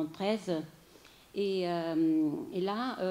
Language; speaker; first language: French; non-native, fluent; Italian